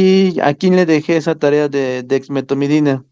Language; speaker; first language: Spanish; native; Spanish